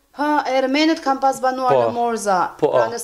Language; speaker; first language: Albanian; native; Albanian